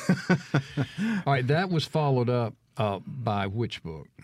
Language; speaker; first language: English; native; English